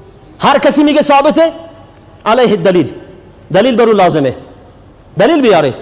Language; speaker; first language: Persian; native; Persian